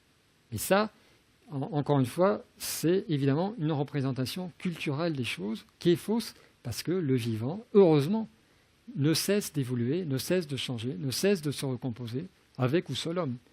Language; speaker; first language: French; native; French